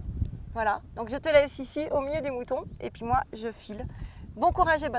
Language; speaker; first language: French; native; French